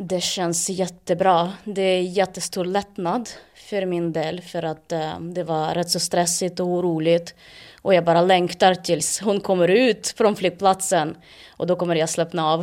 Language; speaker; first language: Swedish; non-native, fluent; Ukrainian